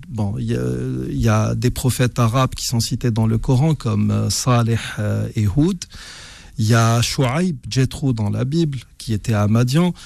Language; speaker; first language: French; non-native, local second language; Arabic